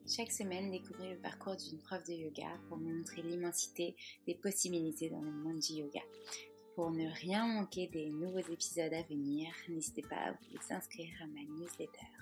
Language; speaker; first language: French; native; French